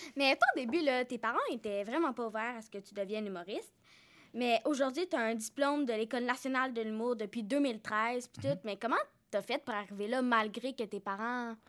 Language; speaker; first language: French; native; French